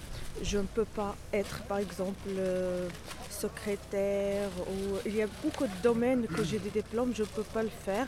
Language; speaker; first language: French; non-native, learner; Arabic